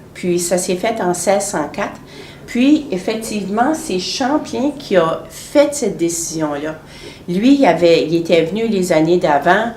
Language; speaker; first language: French; native; French